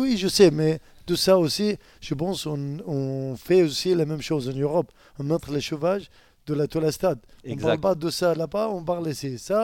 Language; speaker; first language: French; non-native, learner; Arabic